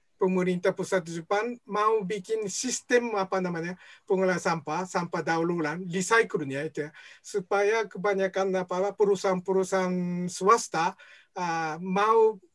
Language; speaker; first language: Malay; non-native, fluent; Japanese